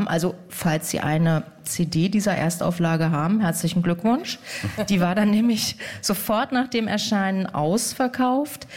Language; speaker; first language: German; native; German